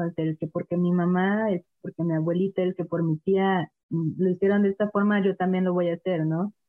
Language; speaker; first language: Spanish; native; Spanish